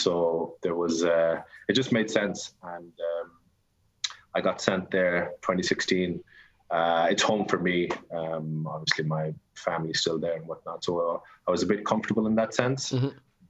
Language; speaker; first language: English; native; English